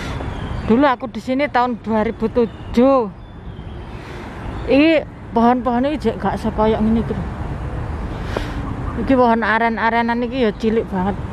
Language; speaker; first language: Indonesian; non-native, local second language; Javanese